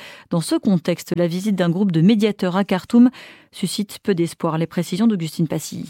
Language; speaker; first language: French; native; French